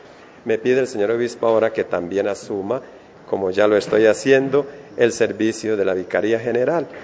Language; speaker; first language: Spanish; native; Spanish